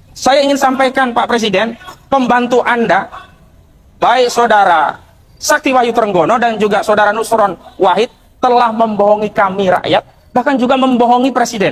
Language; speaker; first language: Indonesian; native; Indonesian